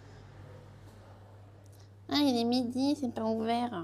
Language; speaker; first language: French; native; French